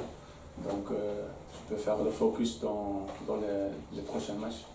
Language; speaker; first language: French; non-native, fluent; Dutch